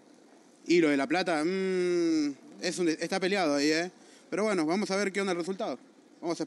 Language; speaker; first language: Spanish; native; Spanish